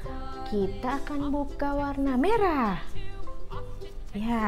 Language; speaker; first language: Indonesian; native; Indonesian